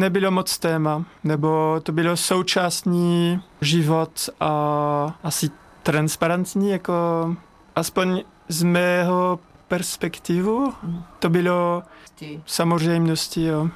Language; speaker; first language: Czech; non-native, learner; French